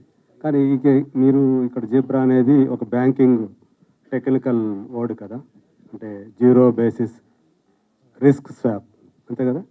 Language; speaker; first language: Telugu; native; Telugu